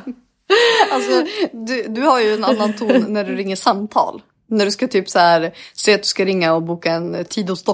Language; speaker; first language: Swedish; native; Swedish